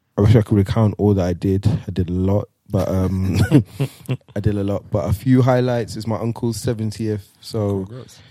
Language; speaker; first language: English; native; English